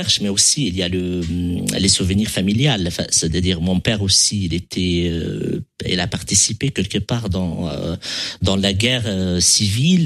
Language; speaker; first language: French; non-native, local second language; Arabic